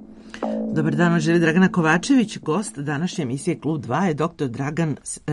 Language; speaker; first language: Serbian; native; Serbian